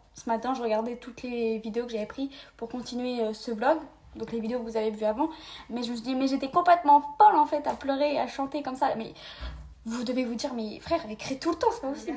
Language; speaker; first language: French; native; French